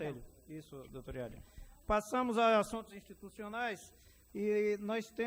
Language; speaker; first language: Portuguese; native; Portuguese